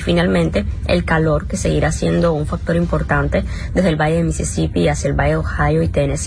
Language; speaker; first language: Spanish; native; Spanish